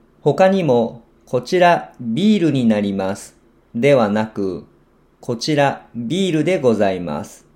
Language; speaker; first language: Japanese; non-native, fluent; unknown